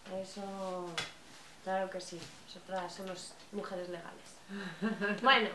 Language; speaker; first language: Spanish; native; Spanish